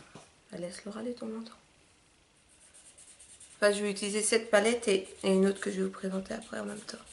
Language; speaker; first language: French; native; French